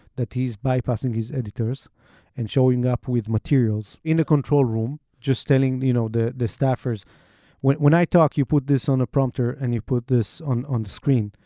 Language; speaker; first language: English; non-native, fluent; Hebrew